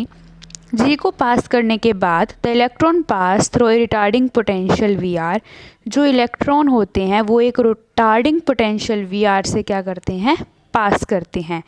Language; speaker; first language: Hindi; native; Hindi